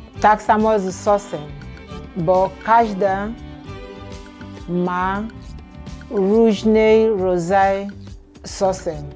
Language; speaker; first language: Polish; non-native, learner; Igbo